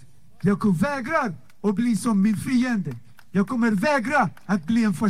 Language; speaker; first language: Swedish; non-native, fluent; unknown